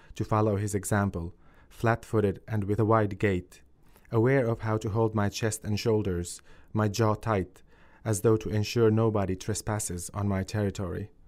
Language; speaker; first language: English; early bilingual, other home language; Finnish